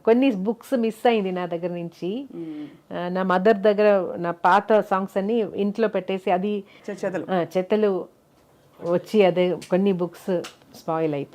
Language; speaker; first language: Telugu; non-native, local second language; Malayalam